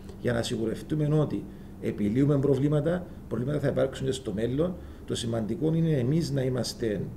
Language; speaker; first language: Greek; native; Greek